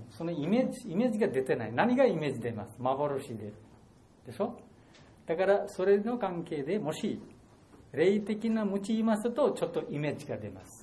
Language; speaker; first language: Japanese; non-native, learner; Bangla